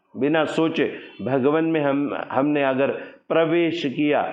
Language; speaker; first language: Hindi; non-native, local second language; Marathi